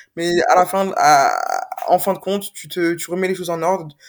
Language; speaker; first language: French; native; French